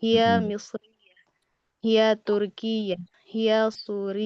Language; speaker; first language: Arabic; non-native, learner; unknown